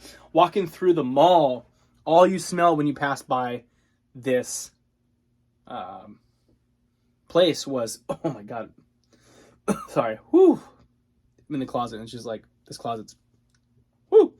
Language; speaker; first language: English; native; English